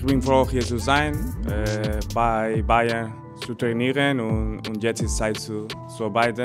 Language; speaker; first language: German; non-native, learner; Spanish